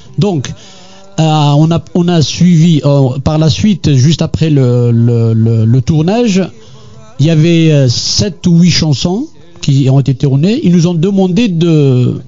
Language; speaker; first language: French; non-native, local second language; Kabyle